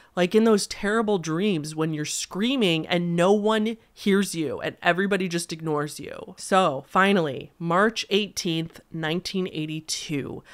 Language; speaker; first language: English; native; English